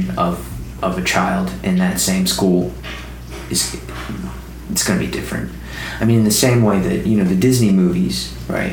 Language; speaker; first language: English; native; English